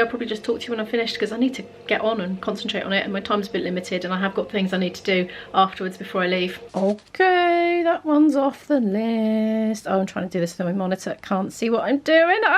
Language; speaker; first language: English; native; English